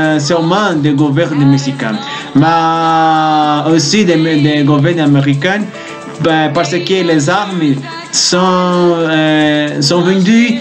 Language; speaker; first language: French; non-native, learner; Spanish